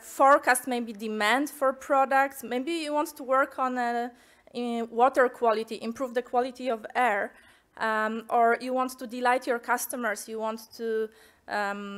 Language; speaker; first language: English; non-native, fluent; Polish